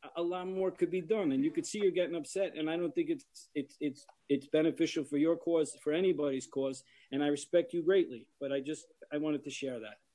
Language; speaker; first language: English; native; English